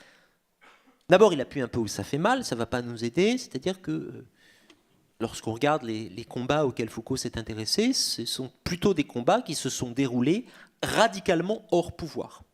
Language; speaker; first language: French; native; French